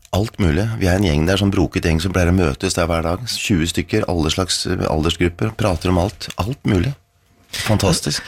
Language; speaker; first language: Norwegian; native; Norwegian